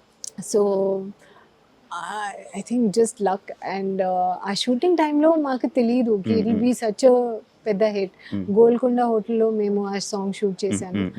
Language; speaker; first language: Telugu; non-native, learner; Hindi